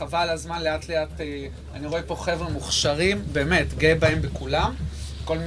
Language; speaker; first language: Hebrew; native; Hebrew